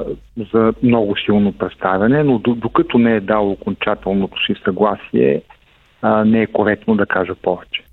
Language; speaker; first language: Bulgarian; native; Bulgarian